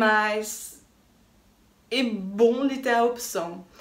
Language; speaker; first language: Portuguese; non-native, learner; French